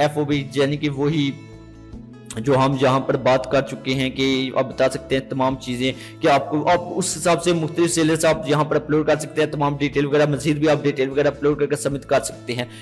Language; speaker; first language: Urdu; non-native, local second language; Punjabi